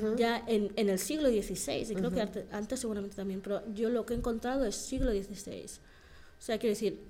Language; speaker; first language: Spanish; native; Spanish